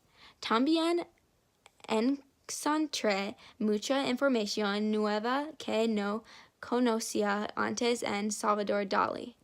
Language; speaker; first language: Spanish; non-native, learner; English